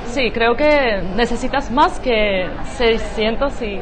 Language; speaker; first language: Spanish; non-native, fluent; Georgian